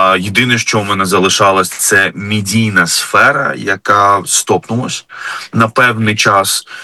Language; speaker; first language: Ukrainian; non-native, fluent; Arabic